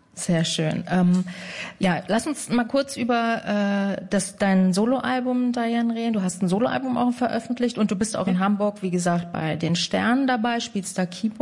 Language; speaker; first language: German; native; German